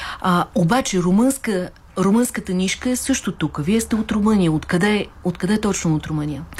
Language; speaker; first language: Bulgarian; native; Bulgarian